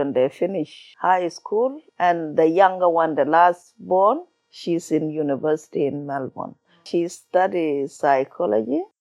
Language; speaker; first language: English; non-native, learner; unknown